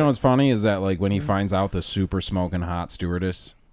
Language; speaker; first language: English; native; English